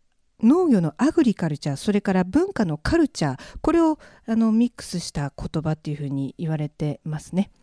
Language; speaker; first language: Japanese; native; Japanese